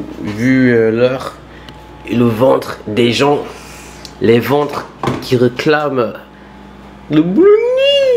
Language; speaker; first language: French; native; French